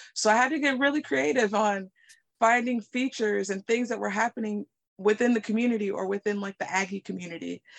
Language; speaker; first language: English; native; English